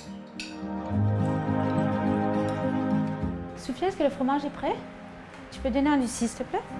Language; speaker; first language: French; native; French